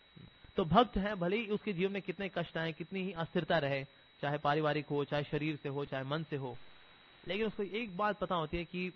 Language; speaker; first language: Hindi; native; Hindi